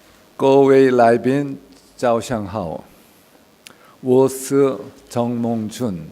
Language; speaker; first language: Chinese; non-native, learner; Korean